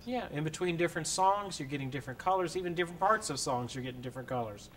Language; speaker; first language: English; native; English